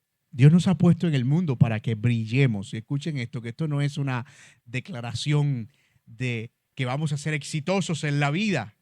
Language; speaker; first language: Spanish; native; Spanish